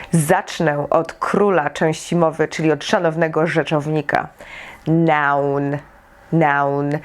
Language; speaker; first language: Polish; native; Polish